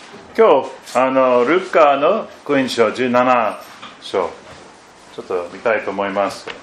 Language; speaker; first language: Japanese; non-native, fluent; German